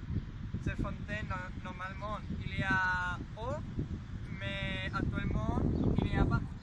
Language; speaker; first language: French; non-native, learner; Spanish